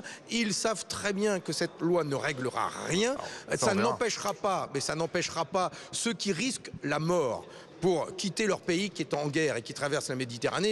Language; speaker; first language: French; native; French